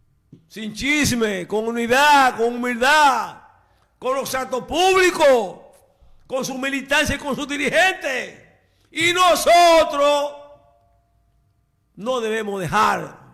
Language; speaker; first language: Spanish; native; Spanish